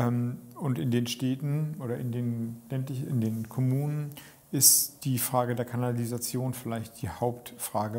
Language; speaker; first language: German; native; German